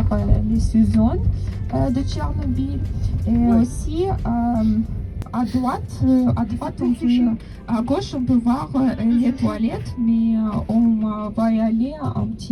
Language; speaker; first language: French; non-native, learner; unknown